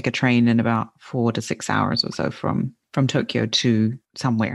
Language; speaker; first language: English; native; English